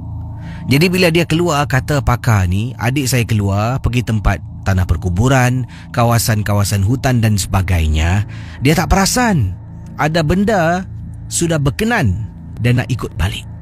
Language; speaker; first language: Malay; native; Malay